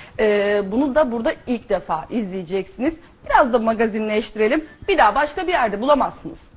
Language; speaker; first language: Turkish; native; Turkish